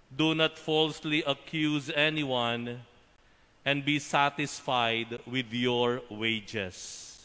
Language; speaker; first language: English; non-native, local second language; Filipino